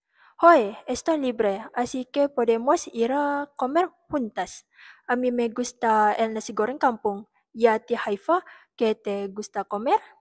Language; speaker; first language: Spanish; non-native, learner; Malay